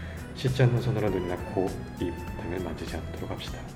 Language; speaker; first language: Korean; native; Korean